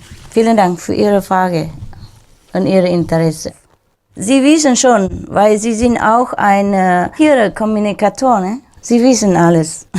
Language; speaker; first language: German; non-native, learner; Vietnamese